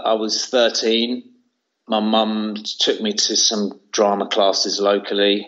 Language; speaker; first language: English; native; English